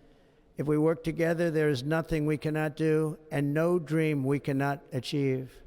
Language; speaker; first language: English; native; English